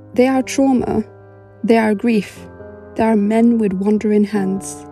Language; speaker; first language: English; non-native, fluent; Arabic